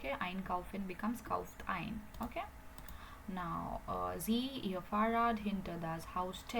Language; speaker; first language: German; non-native, fluent; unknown